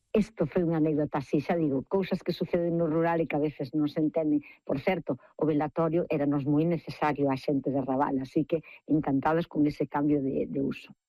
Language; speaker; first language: Galician; native; Galician